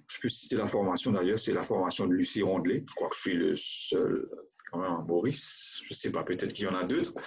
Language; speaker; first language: French; non-native, local second language; Morisyen